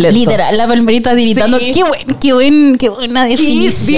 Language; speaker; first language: Spanish; native; Spanish